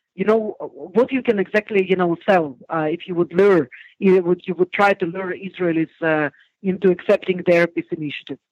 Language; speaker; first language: English; non-native, fluent; Hebrew